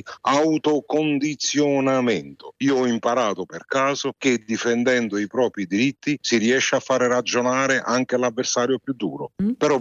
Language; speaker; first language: Italian; non-native, local second language; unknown